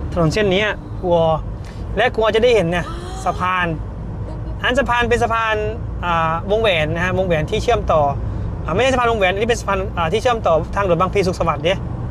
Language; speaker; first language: Thai; native; Thai